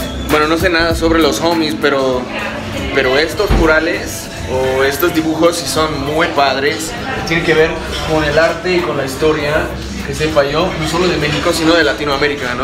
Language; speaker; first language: Spanish; non-native, fluent; English